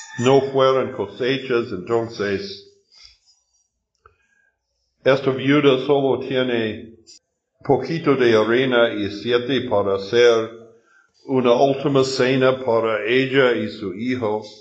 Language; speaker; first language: Spanish; non-native, learner; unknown